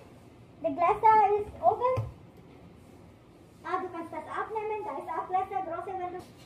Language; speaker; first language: German; non-native, learner; Filipino